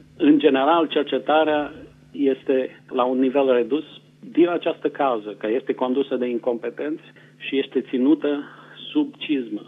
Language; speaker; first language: Romanian; native; Romanian